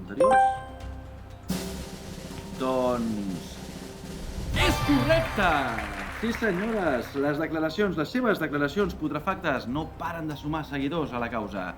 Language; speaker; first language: Catalan; native; Catalan